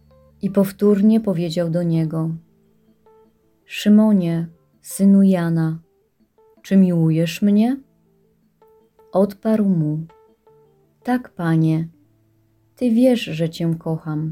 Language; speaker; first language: Polish; native; Polish